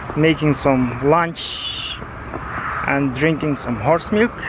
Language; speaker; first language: English; non-native, learner; Kazakh